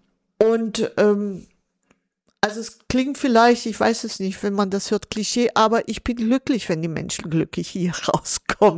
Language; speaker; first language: German; non-native, fluent; Portuguese